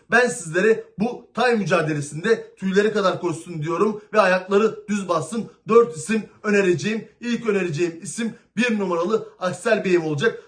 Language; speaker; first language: Turkish; native; Turkish